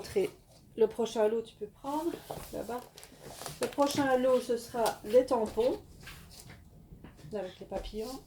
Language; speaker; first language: French; native; French